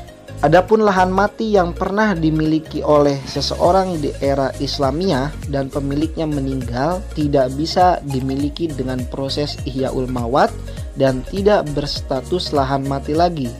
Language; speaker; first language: Indonesian; native; Indonesian